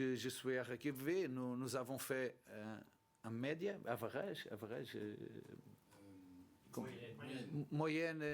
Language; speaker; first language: French; non-native, learner; Portuguese